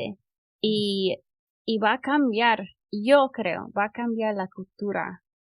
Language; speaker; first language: Spanish; non-native, fluent; English